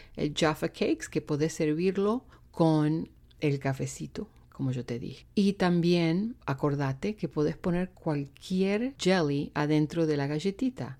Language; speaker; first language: Spanish; native; Spanish